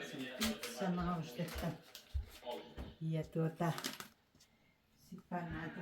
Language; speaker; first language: Finnish; native; Finnish